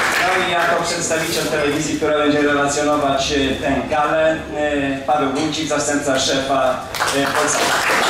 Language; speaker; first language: Polish; native; Polish